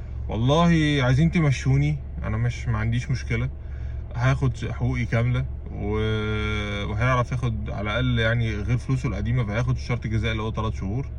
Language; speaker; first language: Arabic; native; Arabic